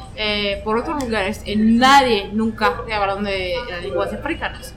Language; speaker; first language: Spanish; non-native, fluent; French